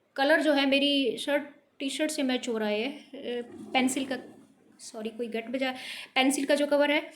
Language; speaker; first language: Hindi; native; Hindi